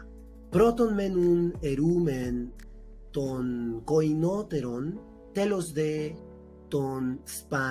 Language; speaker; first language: Greek; non-native, fluent; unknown